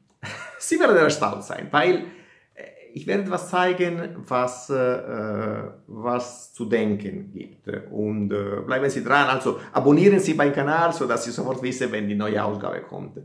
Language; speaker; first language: German; non-native, fluent; Italian